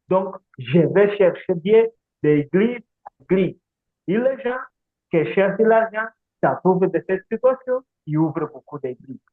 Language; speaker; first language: French; non-native, learner; Portuguese